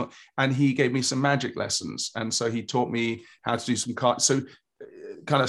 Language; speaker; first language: English; native; English